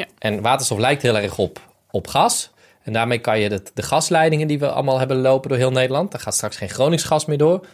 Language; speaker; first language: Dutch; native; Dutch